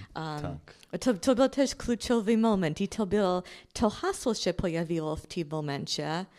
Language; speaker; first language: Polish; non-native, fluent; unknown